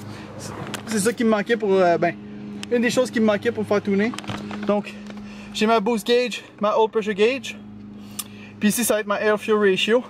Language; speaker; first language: French; native; French